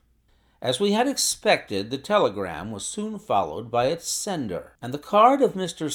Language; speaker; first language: English; native; English